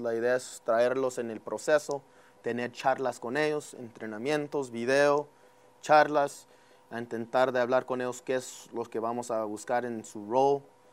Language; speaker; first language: Spanish; early bilingual, heritage; Spanish